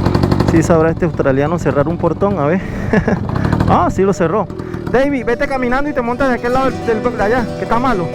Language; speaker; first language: Spanish; native; Spanish